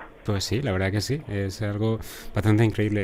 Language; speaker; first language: Spanish; native; Spanish